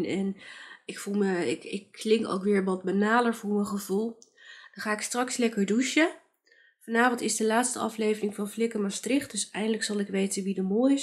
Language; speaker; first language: Dutch; native; Dutch